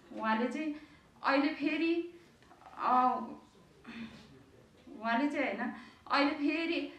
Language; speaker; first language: Nepali; non-native, local second language; Eastern Tamang